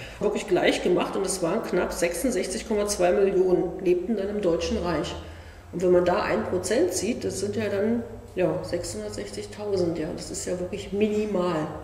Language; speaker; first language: German; native; German